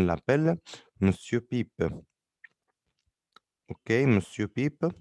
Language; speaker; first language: French; non-native, fluent; Arabic